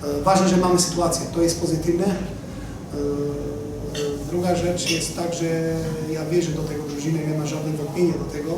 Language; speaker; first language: Polish; non-native, fluent; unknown